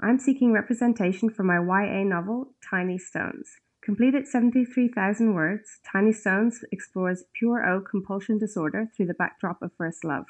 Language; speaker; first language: English; native; English